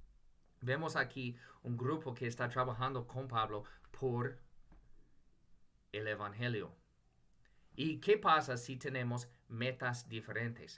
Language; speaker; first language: Spanish; non-native, fluent; English